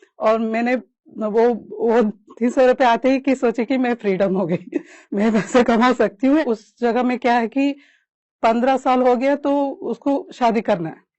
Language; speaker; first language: Hindi; non-native, local second language; Kannada